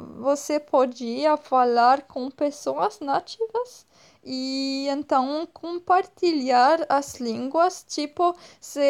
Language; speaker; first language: Portuguese; non-native, fluent; French